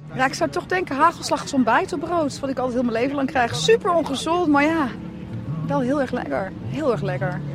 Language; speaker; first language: Dutch; native; Dutch